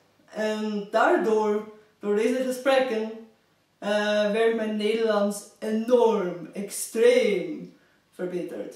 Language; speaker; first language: Dutch; non-native, fluent; Bulgarian